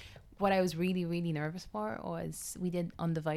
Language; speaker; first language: English; non-native, fluent; Polish